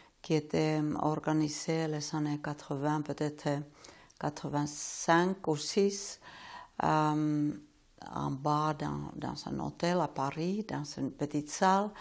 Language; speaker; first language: French; non-native, fluent; Finnish